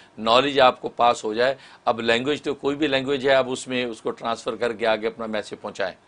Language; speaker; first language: Urdu; native; Urdu